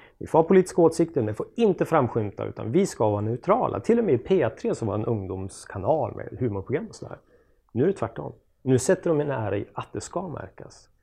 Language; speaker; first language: Swedish; native; Swedish